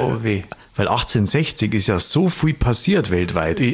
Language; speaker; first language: German; native; German